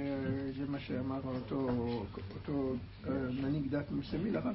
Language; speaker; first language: Hebrew; native; Hebrew